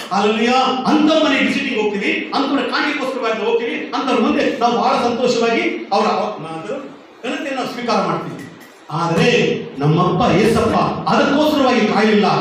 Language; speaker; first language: Kannada; non-native, local second language; Tamil